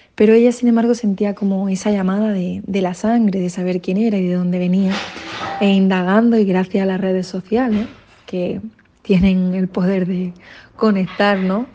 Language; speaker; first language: Spanish; native; Spanish